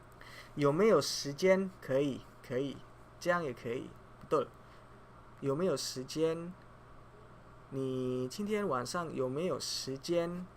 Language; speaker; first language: Chinese; non-native, fluent; Indonesian